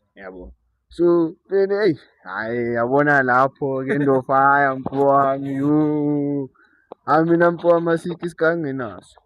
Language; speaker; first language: Zulu; native; Zulu